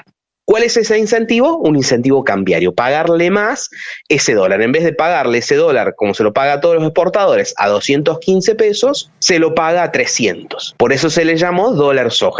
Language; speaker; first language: Spanish; native; Spanish